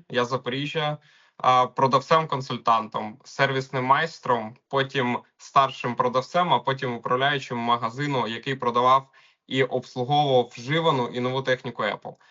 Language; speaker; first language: Ukrainian; non-native, local second language; Russian